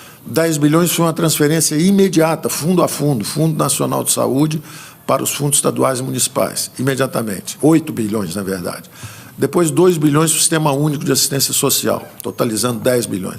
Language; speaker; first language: Portuguese; native; Portuguese